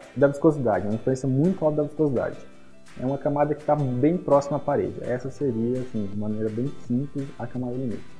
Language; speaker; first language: Portuguese; native; Portuguese